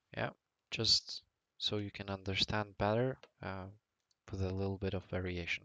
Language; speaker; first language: English; non-native, fluent; Latvian